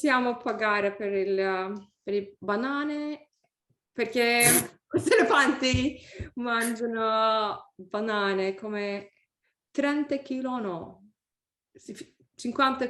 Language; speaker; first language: Italian; non-native, learner; English